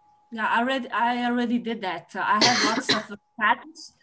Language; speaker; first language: English; non-native, learner; Dutch